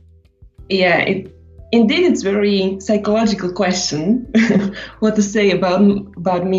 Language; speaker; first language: English; non-native, fluent; Slovak